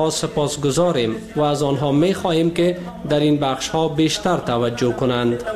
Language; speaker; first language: Persian; native; Persian